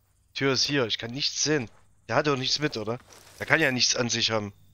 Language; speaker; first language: German; native; German